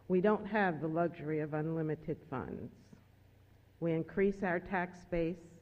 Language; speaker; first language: English; native; English